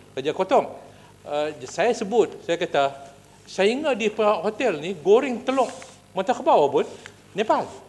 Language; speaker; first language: Malay; native; Malay